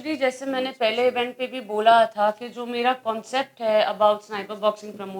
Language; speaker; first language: Hindi; native; Hindi